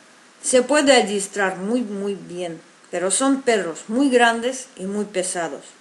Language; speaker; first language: Spanish; non-native, fluent; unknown